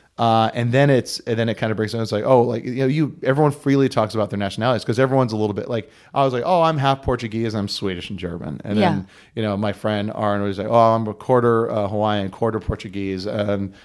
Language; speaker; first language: English; native; English